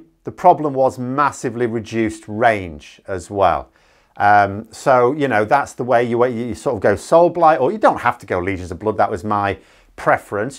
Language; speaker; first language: English; native; English